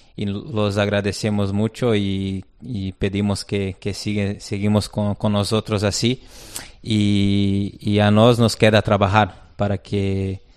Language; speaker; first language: Spanish; non-native, fluent; Portuguese